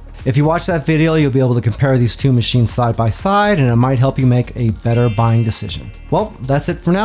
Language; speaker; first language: English; native; English